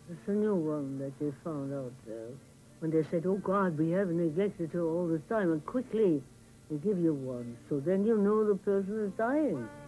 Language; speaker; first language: English; non-native, fluent; German